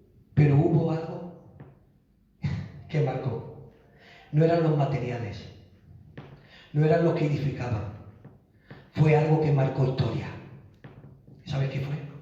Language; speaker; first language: Spanish; native; Spanish